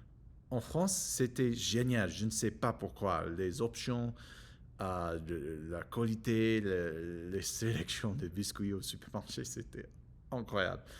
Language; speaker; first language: French; non-native, learner; English